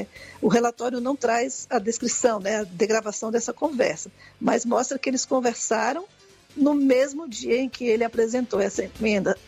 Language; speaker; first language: Portuguese; native; Portuguese